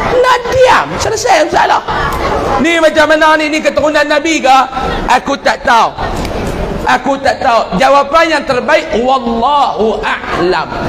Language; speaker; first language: Malay; native; Malay